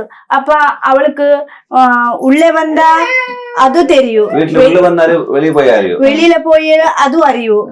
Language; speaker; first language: Malayalam; non-native, learner; Tamil